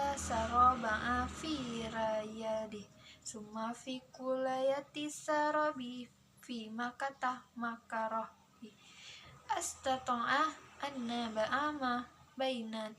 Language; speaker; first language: Arabic; non-native, learner; Indonesian